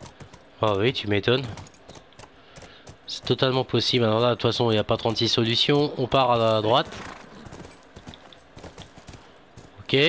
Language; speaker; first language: French; native; French